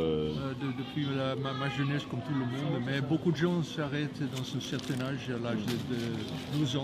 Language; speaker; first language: French; non-native, fluent; Dutch